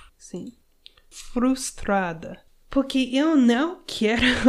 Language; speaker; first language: Portuguese; non-native, learner; English